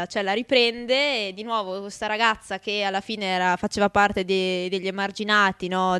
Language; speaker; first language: Italian; native; Italian